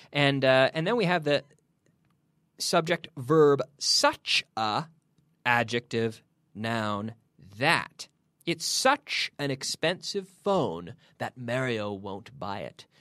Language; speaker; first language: English; native; English